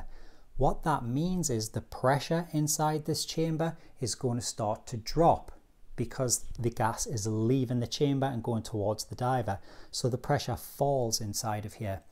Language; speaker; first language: English; native; English